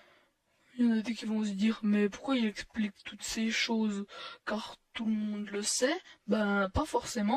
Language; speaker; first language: French; native; French